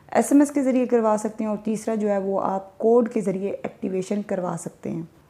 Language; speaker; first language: Urdu; non-native, local second language; Punjabi